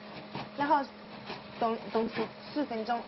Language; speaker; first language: Chinese; non-native, learner; Japanese